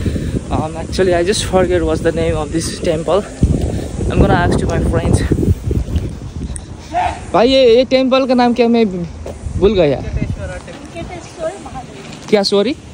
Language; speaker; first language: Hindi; non-native, learner; Nepali